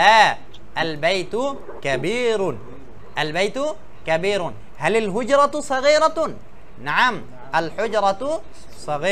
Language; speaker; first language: Arabic; non-native, fluent; Bangla